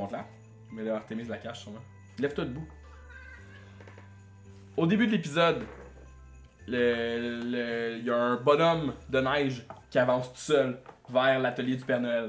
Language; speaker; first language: French; native; French